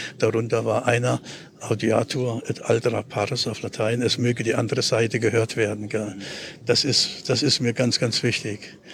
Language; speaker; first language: German; native; German